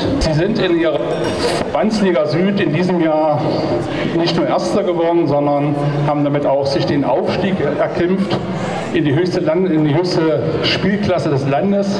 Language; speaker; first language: German; native; German